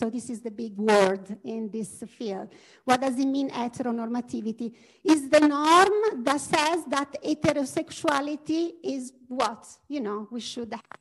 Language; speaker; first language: English; non-native, fluent; Italian